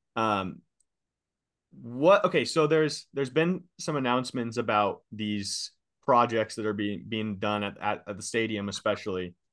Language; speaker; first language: English; native; English